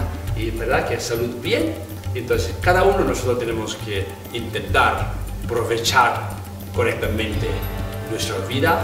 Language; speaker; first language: Spanish; non-native, fluent; Tibetan